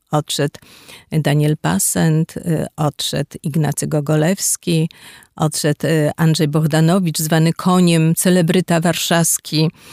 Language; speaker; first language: Polish; native; Polish